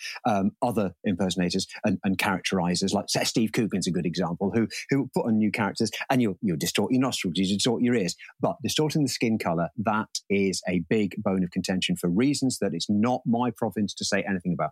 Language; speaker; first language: English; native; English